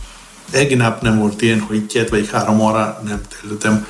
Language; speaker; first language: Hungarian; non-native, fluent; Greek